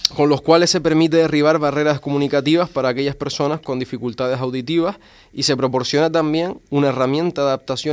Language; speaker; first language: Spanish; native; Spanish